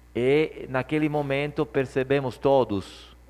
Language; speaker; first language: Portuguese; early bilingual, other home language; Italian